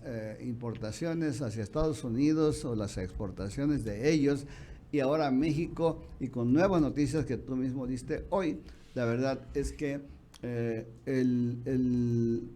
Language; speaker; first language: Spanish; native; Spanish